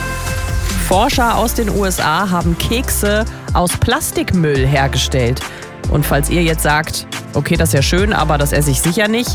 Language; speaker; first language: German; native; German